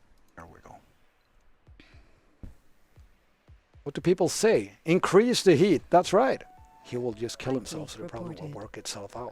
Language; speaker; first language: English; non-native, fluent; Swedish